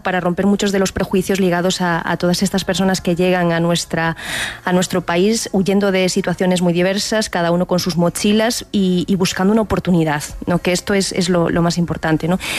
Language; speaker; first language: Spanish; native; Spanish